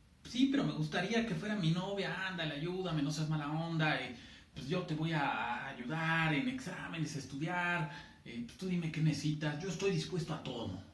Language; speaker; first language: Spanish; native; Spanish